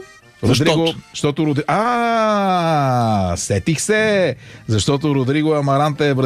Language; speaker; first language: Bulgarian; native; Bulgarian